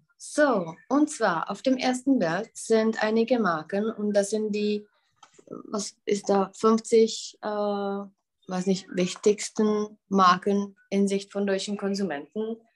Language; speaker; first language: German; non-native, fluent; Czech